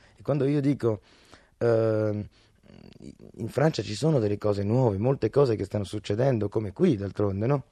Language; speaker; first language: Italian; early bilingual, other home language; French